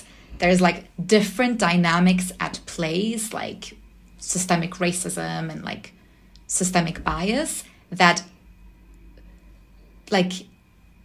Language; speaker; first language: English; non-native, fluent; German